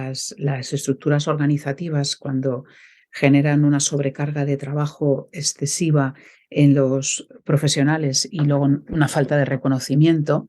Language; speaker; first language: Spanish; native; Spanish